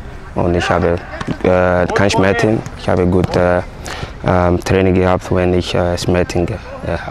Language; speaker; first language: German; non-native, learner; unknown